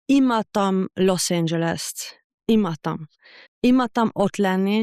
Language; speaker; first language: Hungarian; non-native, learner; German